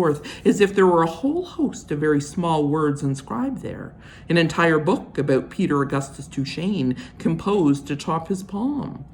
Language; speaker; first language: English; native; English